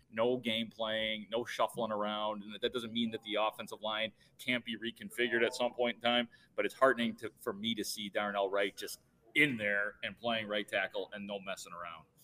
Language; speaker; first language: English; native; English